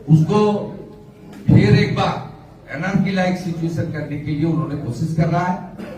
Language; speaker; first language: Hindi; non-native, local second language; Bangla